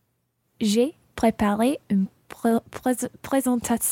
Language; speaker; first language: French; non-native, learner; English